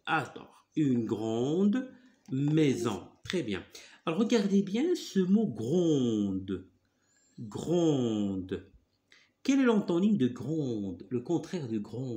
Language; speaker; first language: French; non-native, local second language; Arabic